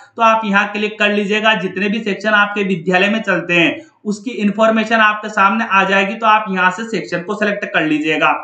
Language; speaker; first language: Hindi; native; Hindi